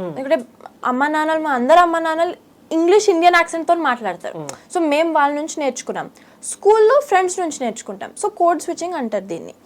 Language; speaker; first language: Telugu; early bilingual, heritage; Telugu